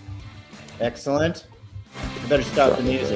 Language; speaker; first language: English; native; English